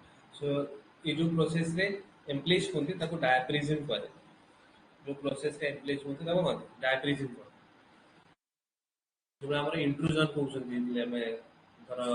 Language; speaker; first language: Hindi; non-native, local second language; Odia